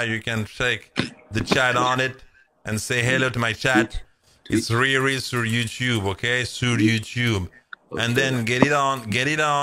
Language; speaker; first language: English; non-native, learner; French